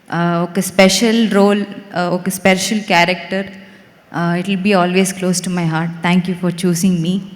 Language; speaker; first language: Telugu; non-native, learner; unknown